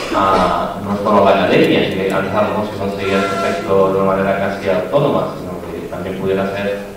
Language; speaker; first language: Spanish; native; Spanish